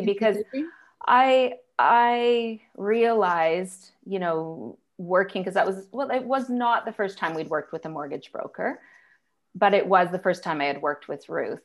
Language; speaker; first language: English; native; English